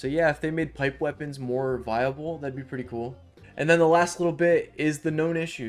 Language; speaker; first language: English; native; English